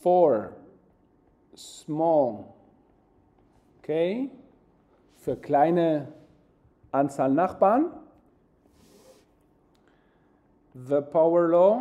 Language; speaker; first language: German; non-native, fluent; Spanish